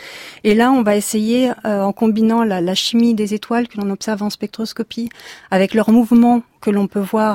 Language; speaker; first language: French; native; French